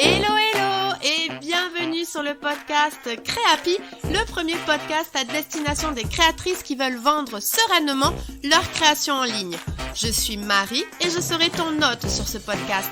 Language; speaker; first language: French; native; French